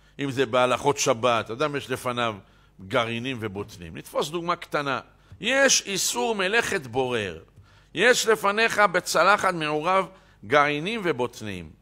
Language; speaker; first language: Hebrew; native; Hebrew